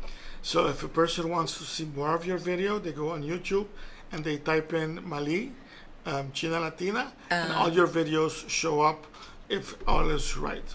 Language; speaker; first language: English; non-native, local second language; Papiamento